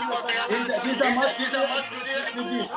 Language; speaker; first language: German; non-native, learner; Arabic